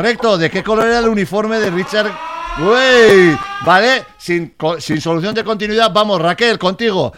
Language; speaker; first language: Spanish; native; Spanish